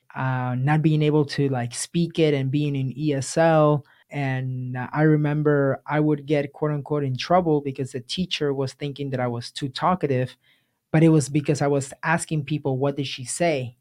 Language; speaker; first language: English; early bilingual, other home language; Spanish